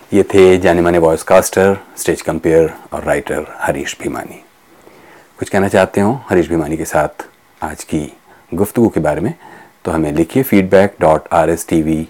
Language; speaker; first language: Hindi; native; Hindi